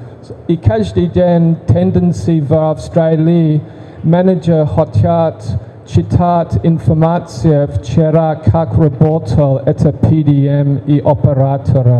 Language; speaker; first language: Russian; non-native, learner; English